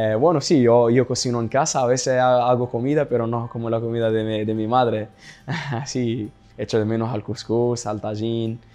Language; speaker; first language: Spanish; non-native, fluent; Arabic